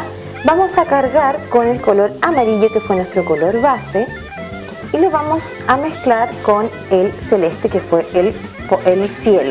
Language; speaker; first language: Spanish; native; Spanish